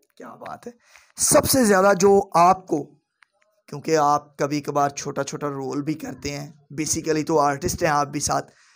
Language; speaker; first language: Urdu; non-native, local second language; Punjabi